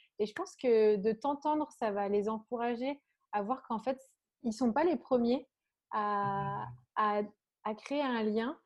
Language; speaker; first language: French; native; French